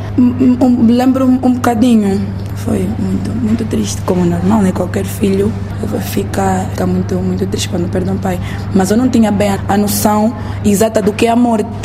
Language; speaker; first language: Portuguese; native; Portuguese